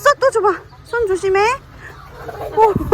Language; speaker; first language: Korean; native; Korean